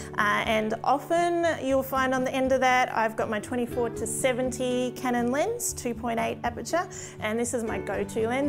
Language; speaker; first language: English; native; English